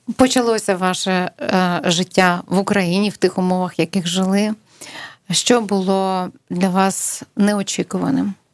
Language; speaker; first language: Ukrainian; native; Ukrainian